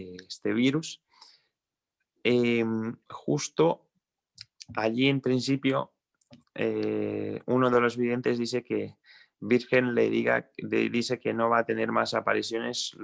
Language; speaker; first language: Spanish; non-native, fluent; Croatian